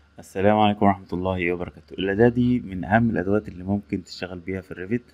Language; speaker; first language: Arabic; native; Arabic